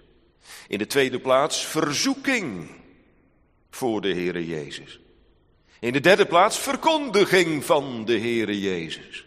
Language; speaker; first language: Dutch; native; Dutch